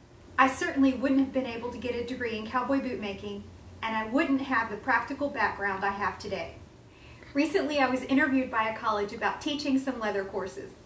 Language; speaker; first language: English; native; English